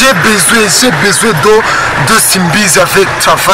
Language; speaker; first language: French; non-native, learner; Rundi